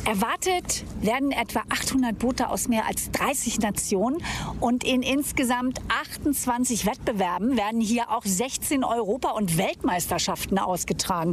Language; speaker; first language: German; native; German